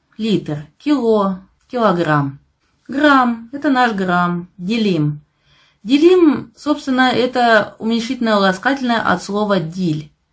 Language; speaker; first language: Russian; native; Russian